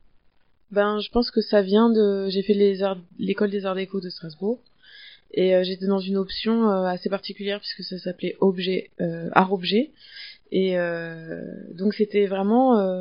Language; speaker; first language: French; native; French